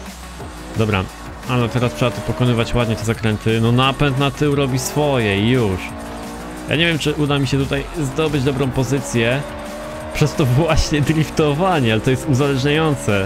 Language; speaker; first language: Polish; native; Polish